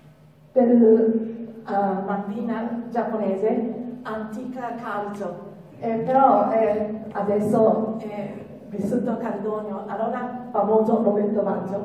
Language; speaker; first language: Italian; non-native, learner; Japanese